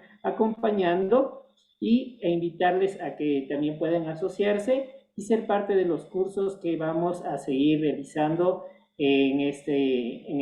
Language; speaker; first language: Spanish; native; Spanish